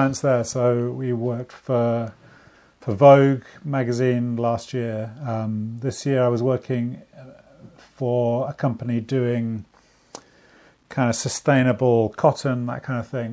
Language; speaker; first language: English; native; English